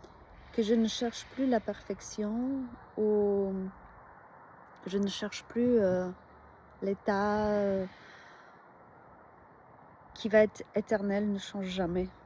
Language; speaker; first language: French; non-native, fluent; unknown